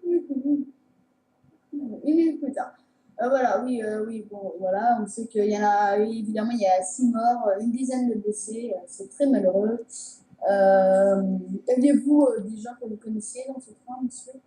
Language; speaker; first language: French; native; French